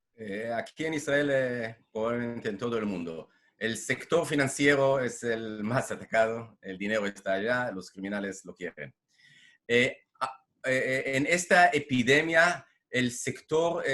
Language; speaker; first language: Spanish; non-native, fluent; Hebrew